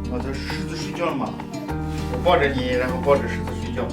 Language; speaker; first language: Chinese; native; Chinese